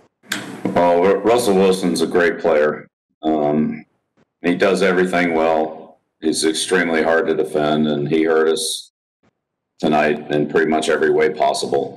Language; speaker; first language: English; native; English